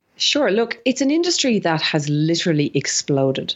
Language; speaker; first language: English; native; English